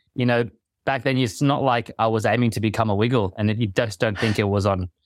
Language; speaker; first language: English; early bilingual, other home language; Filipino